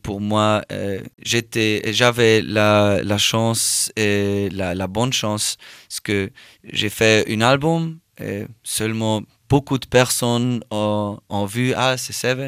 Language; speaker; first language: French; non-native, learner; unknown